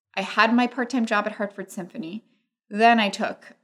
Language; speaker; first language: English; non-native, fluent; Spanish